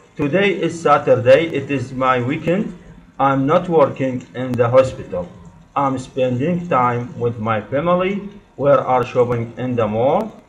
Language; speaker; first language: English; non-native, learner; Arabic